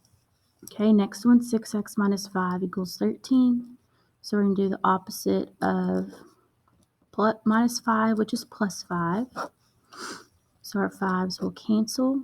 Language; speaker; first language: English; native; English